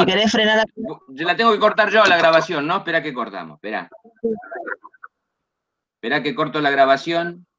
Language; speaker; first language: Spanish; native; Spanish